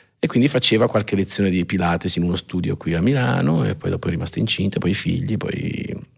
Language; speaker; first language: Italian; native; Italian